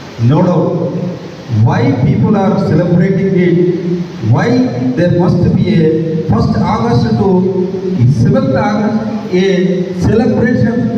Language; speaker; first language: English; non-native, local second language; Telugu